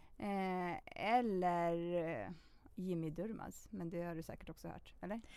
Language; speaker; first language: Swedish; early bilingual, other home language; Russian